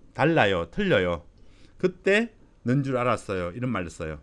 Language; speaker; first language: Korean; native; Korean